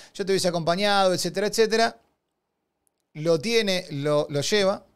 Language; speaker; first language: Spanish; native; Spanish